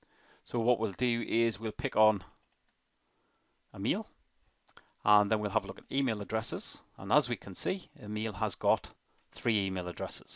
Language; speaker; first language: English; native; English